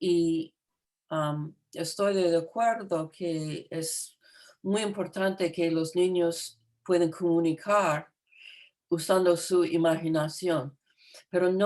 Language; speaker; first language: Spanish; non-native, fluent; English